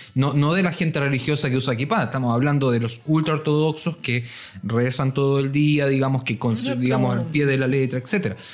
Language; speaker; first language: Spanish; native; Spanish